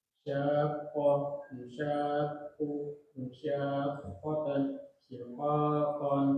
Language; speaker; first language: Arabic; non-native, learner; Indonesian